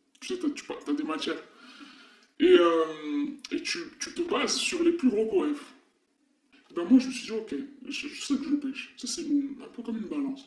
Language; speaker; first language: French; non-native, local second language; Arabic